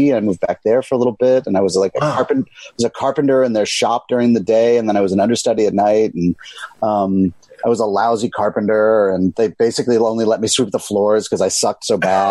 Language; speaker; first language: English; native; English